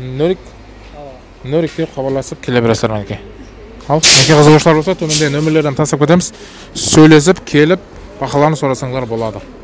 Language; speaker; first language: Uzbek; non-native, local second language; Kara-Kalpak